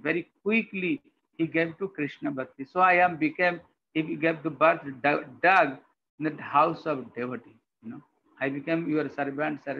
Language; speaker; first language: English; non-native, local second language; Odia